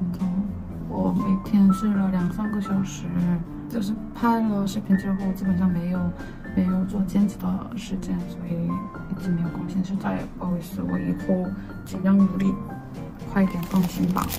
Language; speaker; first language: Chinese; non-native, fluent; Korean